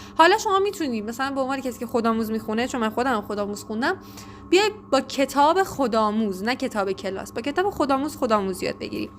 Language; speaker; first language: Persian; native; Persian